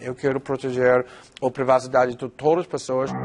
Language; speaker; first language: Portuguese; non-native, fluent; English